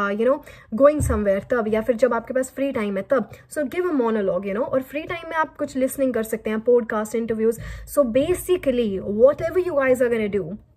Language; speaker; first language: Hindi; native; Hindi